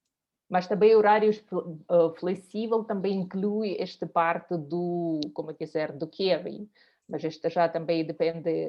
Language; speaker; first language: Portuguese; non-native, fluent; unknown